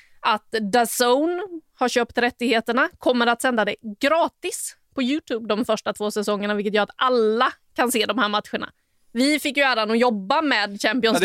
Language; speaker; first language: Swedish; native; Swedish